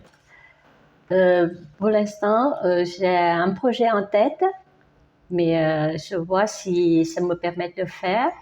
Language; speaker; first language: French; non-native, learner; Vietnamese